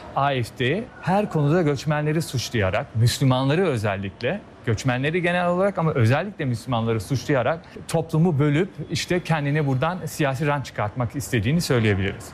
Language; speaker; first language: Turkish; early bilingual, heritage; Turkish